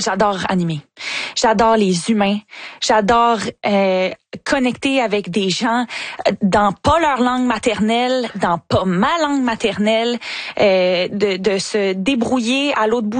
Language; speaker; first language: French; native; French